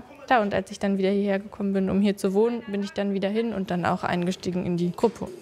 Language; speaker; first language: German; native; German